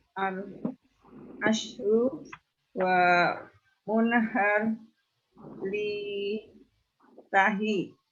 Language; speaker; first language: Arabic; non-native, learner; Indonesian